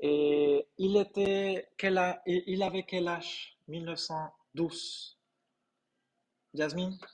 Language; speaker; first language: French; non-native, fluent; Spanish